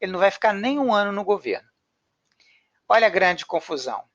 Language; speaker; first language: Portuguese; native; Portuguese